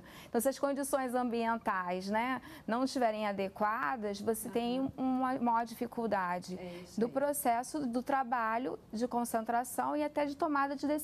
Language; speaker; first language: Portuguese; native; Portuguese